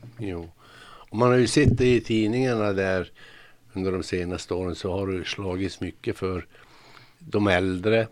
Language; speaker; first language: Swedish; native; Swedish